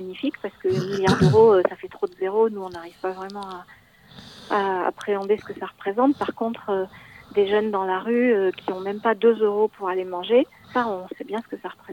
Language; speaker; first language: French; native; French